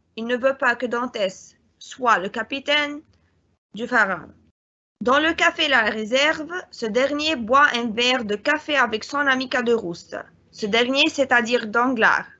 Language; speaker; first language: French; non-native, fluent; Arabic